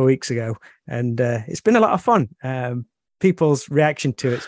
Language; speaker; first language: English; native; English